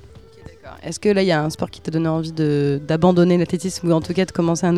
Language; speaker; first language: French; native; French